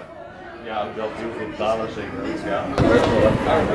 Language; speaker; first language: Dutch; native; Dutch